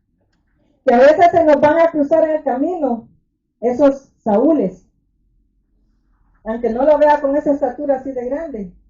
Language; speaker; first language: Spanish; native; Spanish